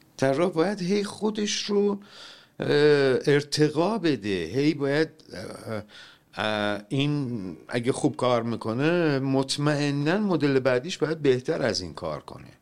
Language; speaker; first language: Persian; native; Persian